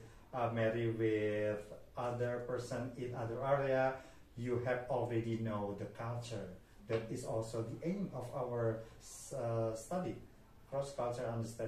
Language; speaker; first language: English; non-native, fluent; Indonesian